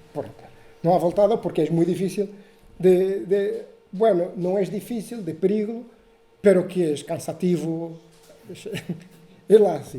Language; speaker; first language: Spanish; non-native, learner; Portuguese